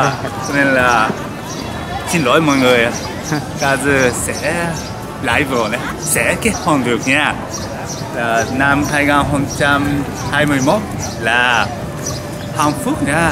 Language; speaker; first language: Vietnamese; non-native, learner; Japanese